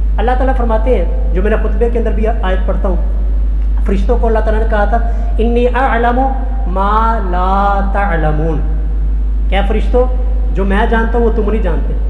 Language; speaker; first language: Urdu; non-native, local second language; Punjabi